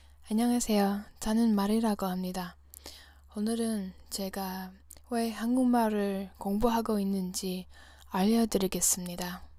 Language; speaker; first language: Korean; non-native, learner; English